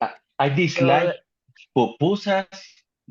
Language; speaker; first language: English; non-native, learner; Spanish